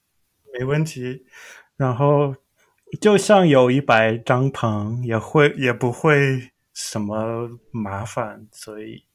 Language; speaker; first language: Chinese; non-native, learner; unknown